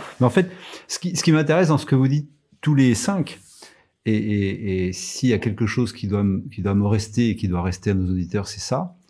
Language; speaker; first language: French; native; French